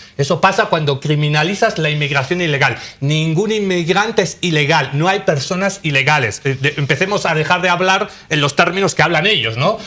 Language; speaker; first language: Spanish; native; Spanish